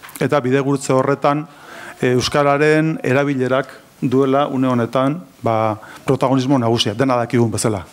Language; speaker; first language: Basque; native; Basque